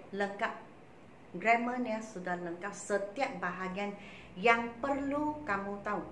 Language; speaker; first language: Malay; non-native, local second language; Chinese